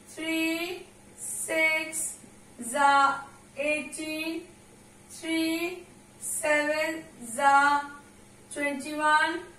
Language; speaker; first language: English; non-native, local second language; Hindi